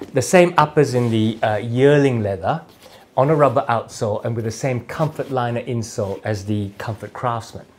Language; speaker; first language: English; native; English